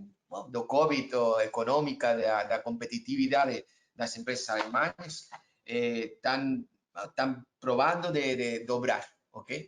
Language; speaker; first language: Portuguese; non-native, learner; Spanish